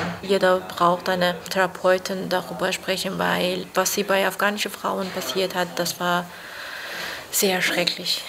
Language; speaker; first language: German; non-native, learner; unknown